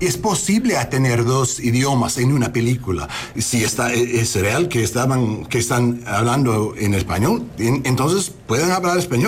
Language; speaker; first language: Spanish; early bilingual, heritage; English